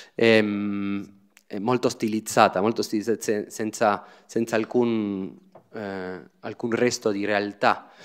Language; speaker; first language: Italian; non-native, fluent; Spanish